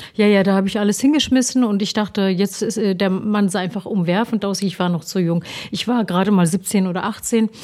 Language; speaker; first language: German; early bilingual, other home language; Turkish